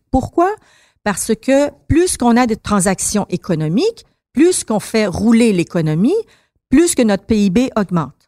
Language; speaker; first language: French; early bilingual, other home language; Persian